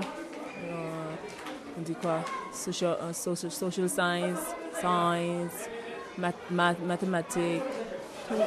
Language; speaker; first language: French; non-native, learner; Tibetan